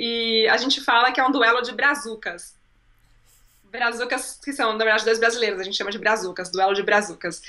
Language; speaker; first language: Portuguese; native; Portuguese